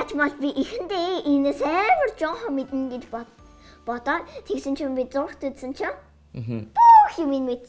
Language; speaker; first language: Mongolian; early bilingual, heritage; Mongolian